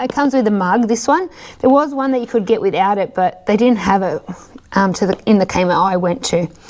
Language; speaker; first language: English; native; English